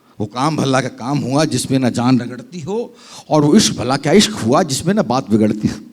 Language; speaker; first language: Hindi; native; Hindi